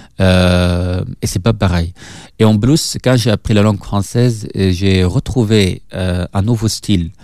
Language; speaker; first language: French; non-native, fluent; Arabic